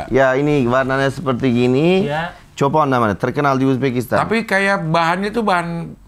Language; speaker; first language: Indonesian; non-native, fluent; Uzbek